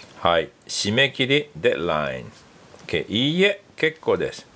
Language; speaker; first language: Japanese; non-native, fluent; English